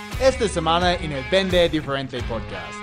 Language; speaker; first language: Spanish; non-native, fluent; English